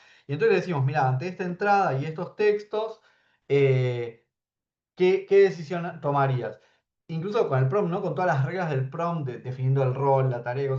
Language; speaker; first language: Spanish; native; Spanish